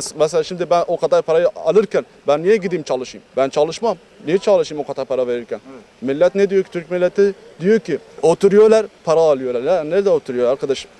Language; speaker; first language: Turkish; non-native, fluent; Arabic